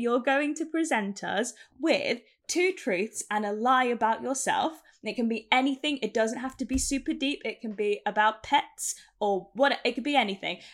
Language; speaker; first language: English; native; English